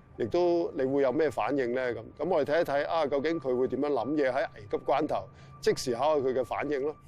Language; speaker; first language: Cantonese; native; Cantonese